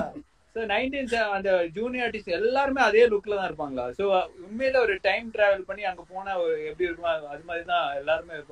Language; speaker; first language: Tamil; native; Tamil